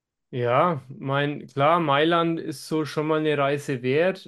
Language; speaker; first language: German; native; German